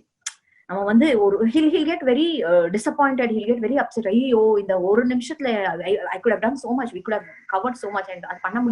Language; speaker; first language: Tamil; non-native, fluent; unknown